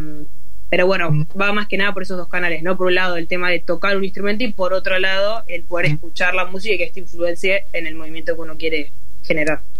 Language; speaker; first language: Spanish; native; Spanish